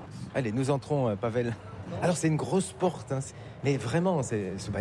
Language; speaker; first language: French; native; French